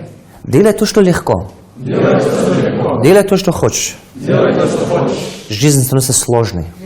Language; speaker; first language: Russian; non-native, local second language; Tajik